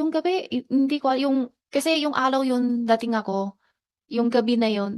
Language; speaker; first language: Filipino; non-native, learner; Chinese